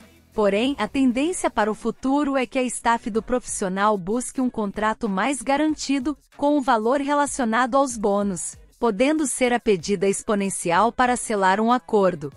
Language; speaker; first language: Portuguese; native; Portuguese